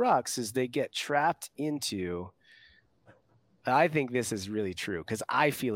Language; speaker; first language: English; native; English